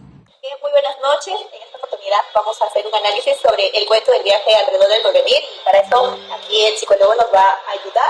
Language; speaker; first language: Spanish; native; Spanish